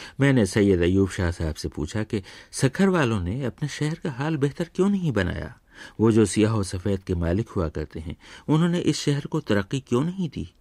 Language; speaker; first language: Urdu; native; Urdu